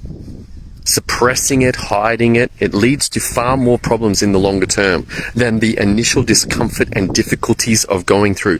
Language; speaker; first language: English; native; English